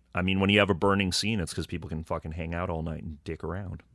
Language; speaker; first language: English; native; English